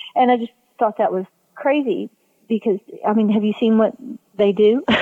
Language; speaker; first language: English; native; English